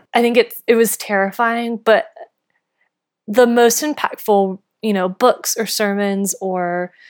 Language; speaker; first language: English; native; English